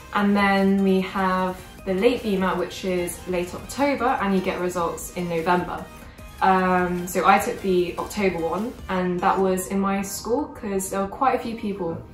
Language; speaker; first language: English; early bilingual, other home language; Korean